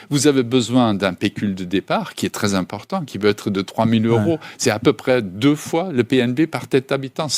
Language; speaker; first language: French; native; French